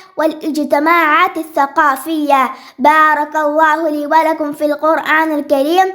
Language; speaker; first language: Arabic; non-native, learner; Malayalam